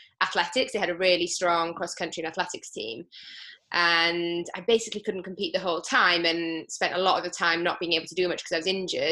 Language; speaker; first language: English; native; English